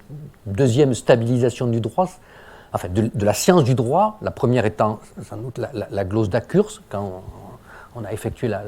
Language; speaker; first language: French; native; French